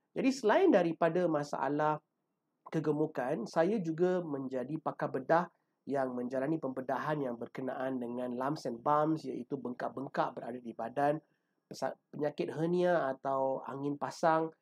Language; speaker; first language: Malay; native; Malay